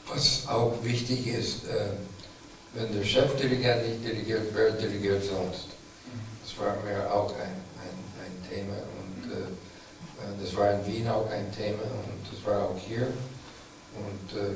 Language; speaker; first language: German; non-native, fluent; English